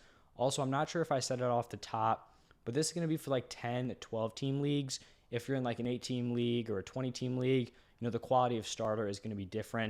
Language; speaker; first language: English; native; English